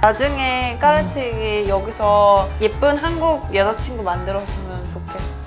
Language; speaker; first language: Korean; native; Korean